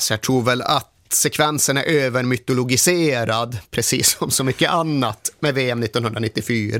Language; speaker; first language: Swedish; native; Swedish